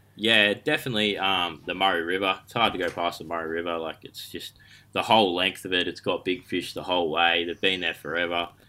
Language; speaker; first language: English; native; English